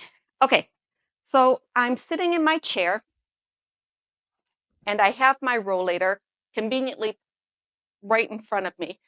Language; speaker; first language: English; native; English